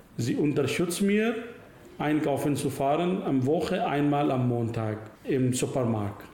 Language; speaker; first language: German; non-native, learner; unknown